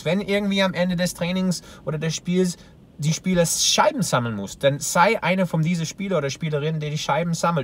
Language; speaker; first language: German; non-native, fluent; English